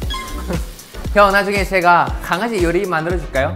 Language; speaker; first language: Korean; non-native, fluent; Thai